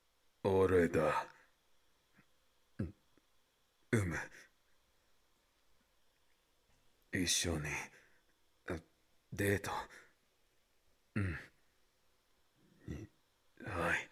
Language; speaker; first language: Japanese; non-native, learner; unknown